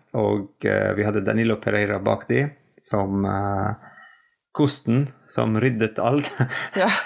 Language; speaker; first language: Norwegian; non-native, fluent; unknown